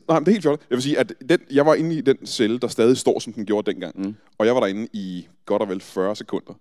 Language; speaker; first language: Danish; native; Danish